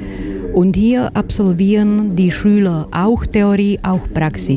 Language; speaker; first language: German; non-native, fluent; Slovak